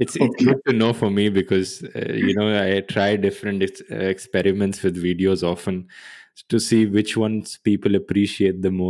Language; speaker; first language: English; non-native, local second language; Hindi